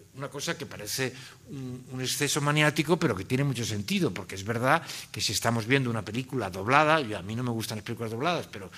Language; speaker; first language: Spanish; native; Spanish